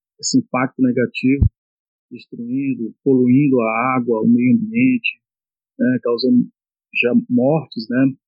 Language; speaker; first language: Portuguese; non-native, local second language; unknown